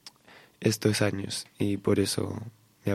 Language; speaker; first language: Spanish; early bilingual, heritage; Spanish